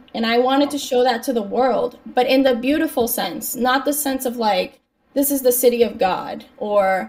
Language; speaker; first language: English; native; English